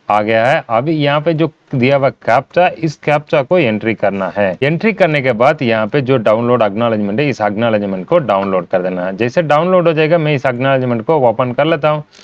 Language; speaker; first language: Hindi; non-native, local second language; Tamil